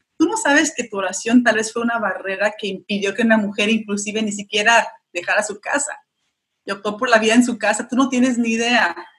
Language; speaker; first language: Spanish; early bilingual, heritage; Spanish